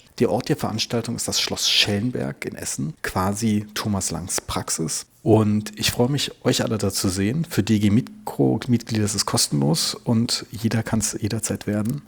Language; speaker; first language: German; native; German